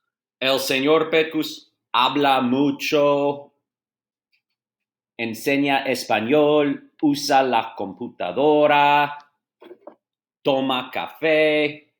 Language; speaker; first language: Spanish; non-native, fluent; English